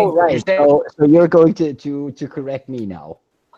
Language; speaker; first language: English; native; English